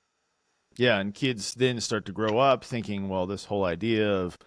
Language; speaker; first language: English; native; English